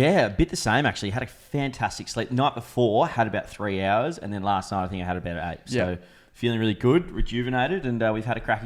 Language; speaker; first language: English; native; English